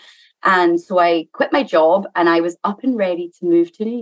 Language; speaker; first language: English; native; English